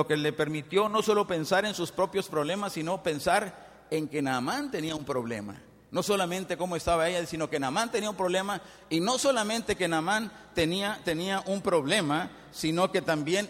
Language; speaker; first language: Spanish; native; Spanish